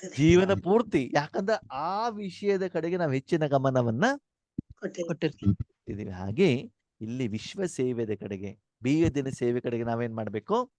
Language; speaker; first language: Kannada; native; Kannada